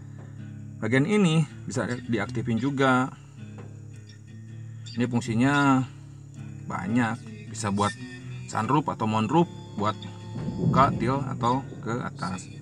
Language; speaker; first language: Indonesian; native; Indonesian